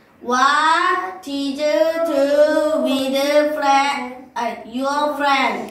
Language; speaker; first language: English; non-native, fluent; Korean